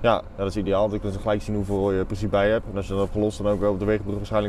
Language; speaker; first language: Dutch; native; Dutch